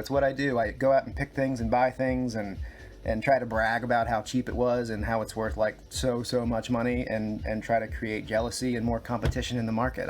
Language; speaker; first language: English; native; English